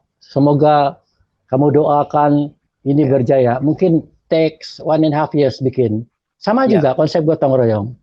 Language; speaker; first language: Malay; native; Malay